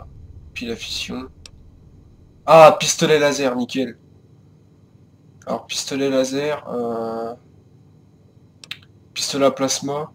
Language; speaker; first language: French; native; French